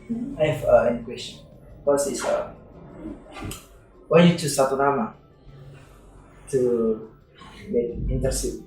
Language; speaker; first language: English; non-native, learner; Indonesian